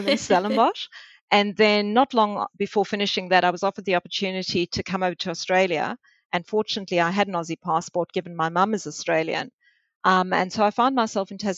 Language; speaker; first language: English; native; English